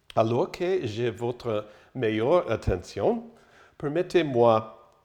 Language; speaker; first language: French; non-native, learner; English